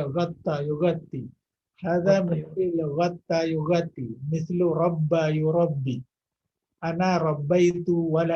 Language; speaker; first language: Arabic; non-native, fluent; Indonesian